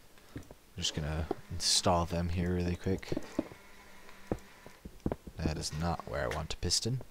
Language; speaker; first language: English; native; English